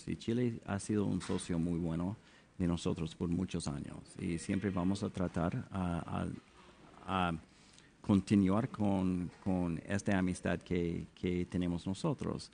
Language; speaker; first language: Spanish; non-native, fluent; English